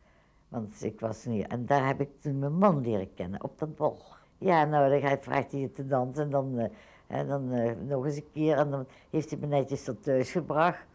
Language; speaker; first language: Dutch; native; Dutch